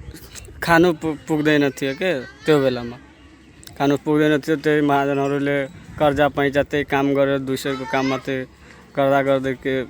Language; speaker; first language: Nepali; non-native, local second language; Bhojpuri